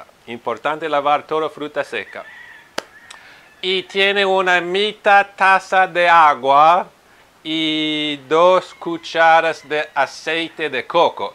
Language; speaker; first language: Spanish; non-native, fluent; Italian